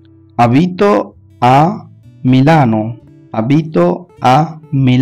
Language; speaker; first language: Italian; non-native, fluent; Bangla